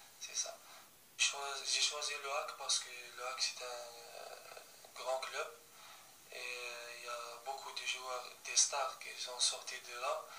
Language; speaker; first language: French; non-native, local second language; Arabic